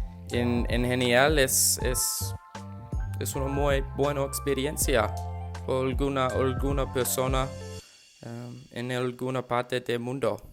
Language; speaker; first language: Spanish; non-native, learner; English